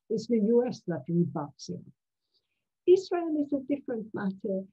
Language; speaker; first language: English; non-native, fluent; Persian